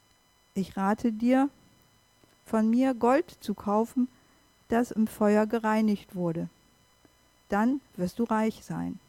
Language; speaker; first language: German; native; German